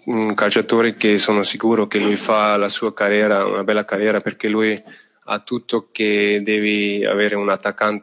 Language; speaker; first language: Italian; non-native, fluent; German